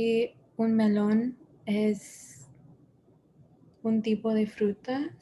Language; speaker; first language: Spanish; non-native, learner; English